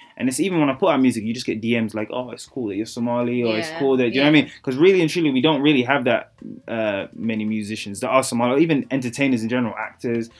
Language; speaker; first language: English; native; English